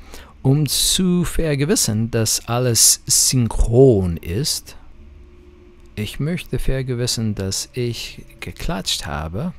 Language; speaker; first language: German; non-native, fluent; English